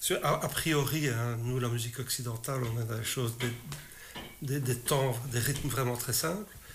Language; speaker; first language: French; native; French